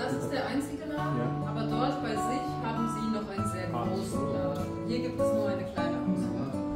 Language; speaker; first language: German; native; German